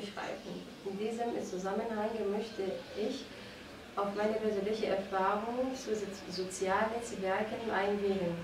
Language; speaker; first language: German; non-native, fluent; Arabic